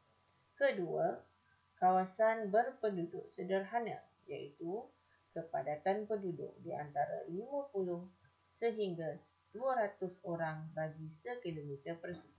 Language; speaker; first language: Malay; native; Malay